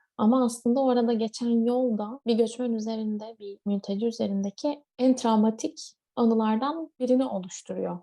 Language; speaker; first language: Turkish; native; Turkish